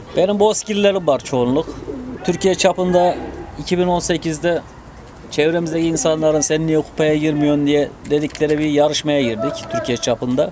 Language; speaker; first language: Turkish; native; Turkish